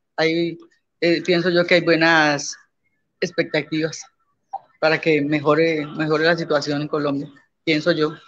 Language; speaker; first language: Spanish; native; Spanish